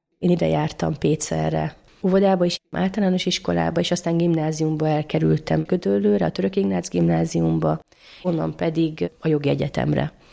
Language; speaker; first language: Hungarian; native; Hungarian